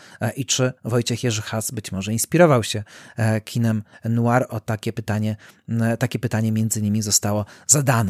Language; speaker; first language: Polish; native; Polish